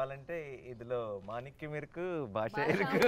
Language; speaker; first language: Telugu; native; Telugu